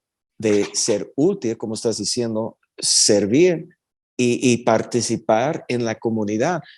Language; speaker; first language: Spanish; early bilingual, heritage; Spanish